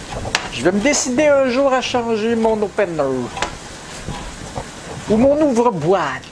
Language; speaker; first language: French; native; French